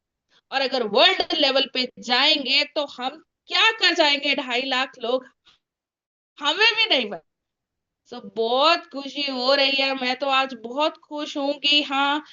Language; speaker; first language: Hindi; native; Hindi